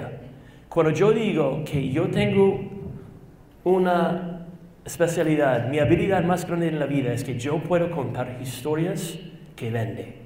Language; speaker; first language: Spanish; non-native, fluent; English